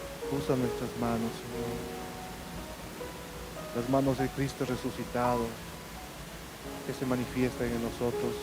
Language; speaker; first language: Spanish; native; Spanish